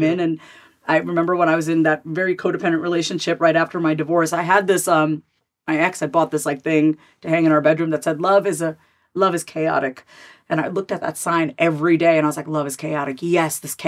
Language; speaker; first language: English; native; English